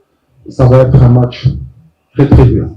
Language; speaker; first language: French; non-native, local second language; Arabic